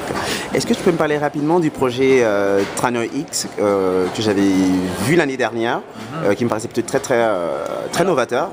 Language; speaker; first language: French; native; French